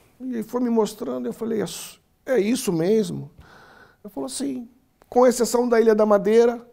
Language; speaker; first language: Portuguese; native; Portuguese